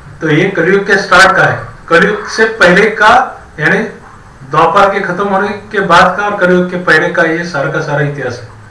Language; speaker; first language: Hindi; non-native, local second language; Marathi